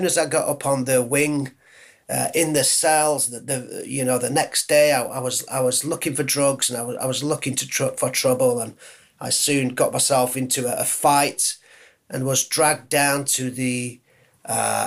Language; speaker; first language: English; native; English